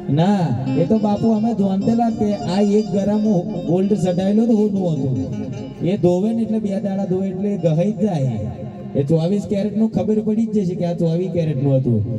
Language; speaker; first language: Gujarati; native; Gujarati